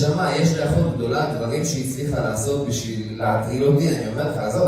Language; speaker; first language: Hebrew; native; Hebrew